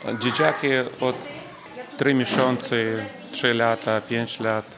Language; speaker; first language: Polish; non-native, learner; Ukrainian